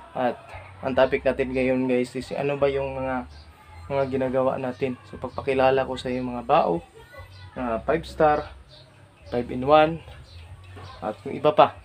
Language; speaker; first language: Filipino; non-native, local second language; Cebuano